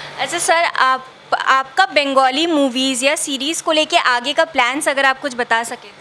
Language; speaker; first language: Hindi; native; Hindi